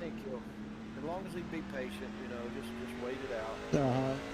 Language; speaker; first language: English; native; English